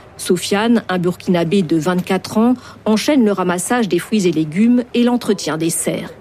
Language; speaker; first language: French; native; French